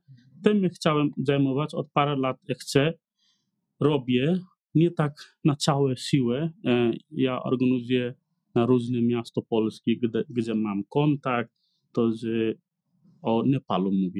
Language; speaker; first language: Polish; non-native, learner; Nepali